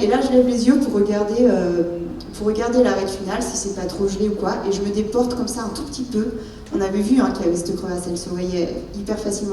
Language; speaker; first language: French; native; French